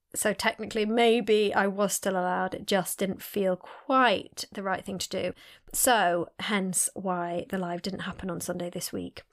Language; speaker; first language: English; native; English